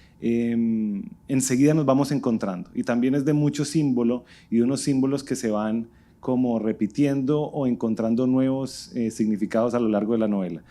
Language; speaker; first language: Spanish; native; Spanish